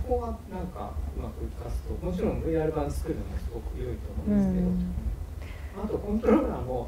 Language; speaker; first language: Japanese; native; Japanese